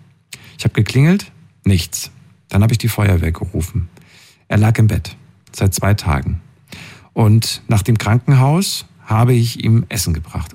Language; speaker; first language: German; native; German